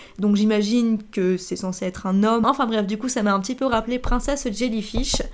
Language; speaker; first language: French; native; French